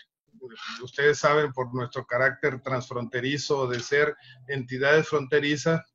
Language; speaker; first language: Spanish; native; Spanish